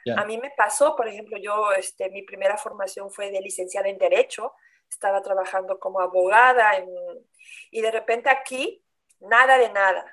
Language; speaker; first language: Spanish; native; Spanish